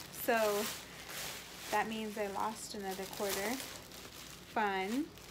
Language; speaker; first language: English; early bilingual, other home language; Spanish